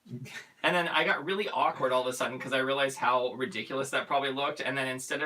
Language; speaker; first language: English; native; English